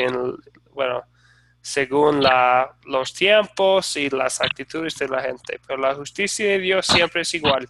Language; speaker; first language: Spanish; non-native, fluent; English